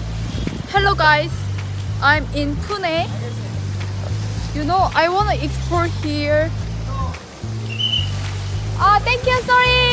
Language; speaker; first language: English; non-native, learner; Korean